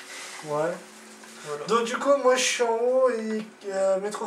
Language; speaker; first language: French; native; French